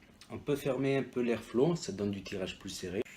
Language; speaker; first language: French; native; French